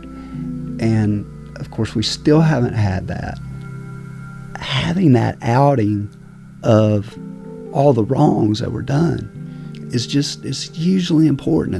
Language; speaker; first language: English; native; English